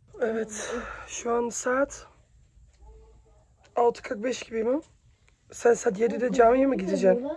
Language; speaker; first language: Turkish; early bilingual, heritage; Turkish